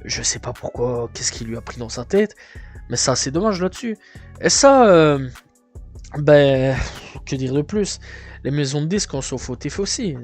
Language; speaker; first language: French; native; French